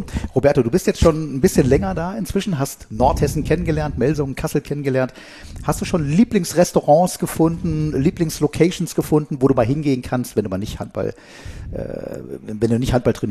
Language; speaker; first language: German; native; German